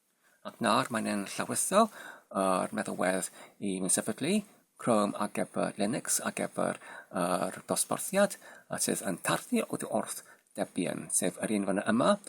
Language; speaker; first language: Welsh; non-native, learner; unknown